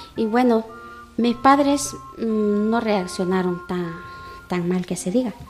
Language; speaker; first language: Spanish; native; Spanish